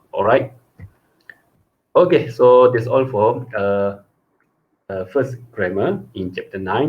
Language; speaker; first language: English; non-native, local second language; Malay